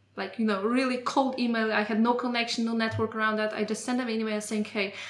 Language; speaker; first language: English; non-native, fluent; Polish